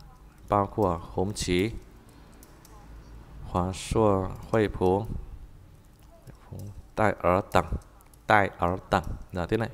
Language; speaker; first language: Chinese; non-native, fluent; Vietnamese